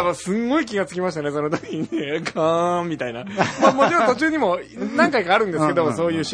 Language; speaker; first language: Japanese; native; Japanese